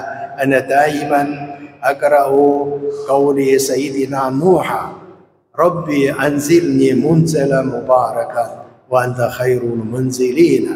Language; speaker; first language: Arabic; non-native, fluent; Chinese